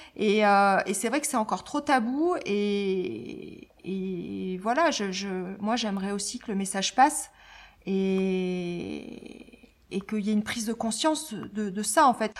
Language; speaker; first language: French; native; French